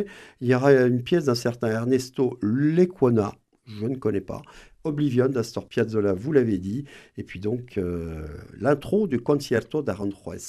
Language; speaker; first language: French; native; French